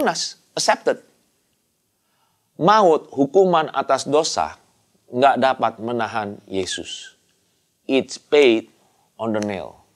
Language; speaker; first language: Indonesian; native; Indonesian